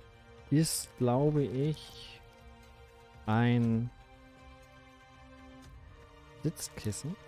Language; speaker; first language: German; native; German